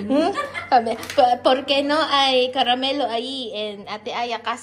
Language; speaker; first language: Spanish; non-native, learner; Filipino